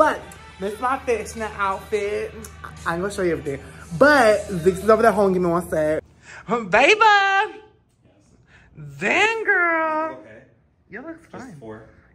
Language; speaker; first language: English; native; English